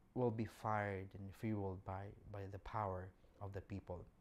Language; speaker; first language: English; non-native, local second language; Filipino